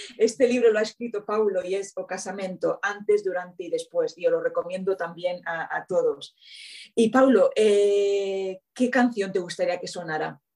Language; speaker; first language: Spanish; native; Spanish